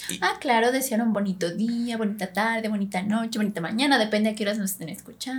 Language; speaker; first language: Spanish; native; Spanish